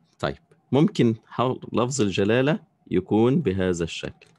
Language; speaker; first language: Arabic; native; Arabic